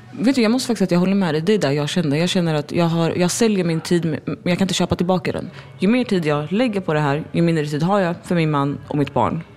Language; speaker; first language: Swedish; native; Swedish